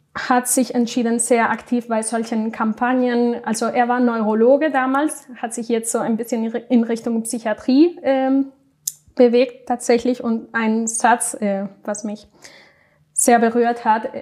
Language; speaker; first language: German; non-native, fluent; Spanish